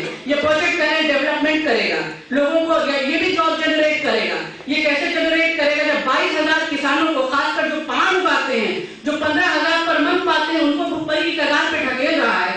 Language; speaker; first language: Hindi; native; Hindi